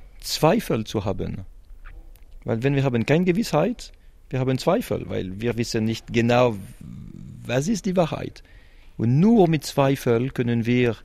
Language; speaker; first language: German; non-native, local second language; French